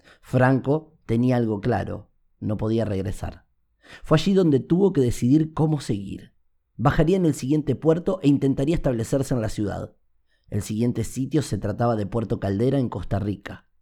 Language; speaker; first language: Spanish; native; Spanish